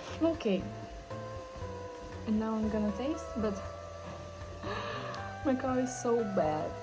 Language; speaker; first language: English; non-native, learner; Ukrainian